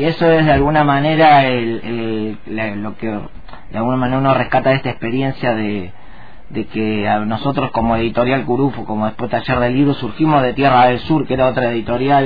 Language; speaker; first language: Spanish; native; Spanish